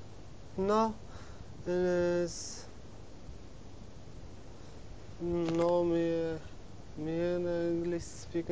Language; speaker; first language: English; non-native, learner; Punjabi